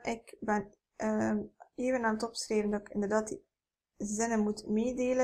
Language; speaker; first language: Dutch; native; Dutch